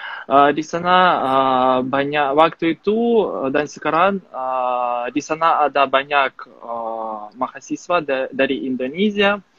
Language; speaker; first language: Indonesian; non-native, fluent; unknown